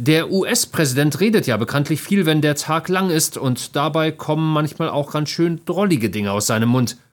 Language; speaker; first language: German; native; German